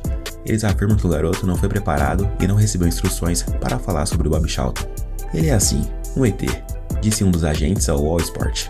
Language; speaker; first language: Portuguese; native; Portuguese